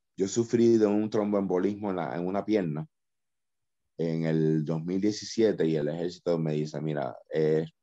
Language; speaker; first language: Spanish; native; Spanish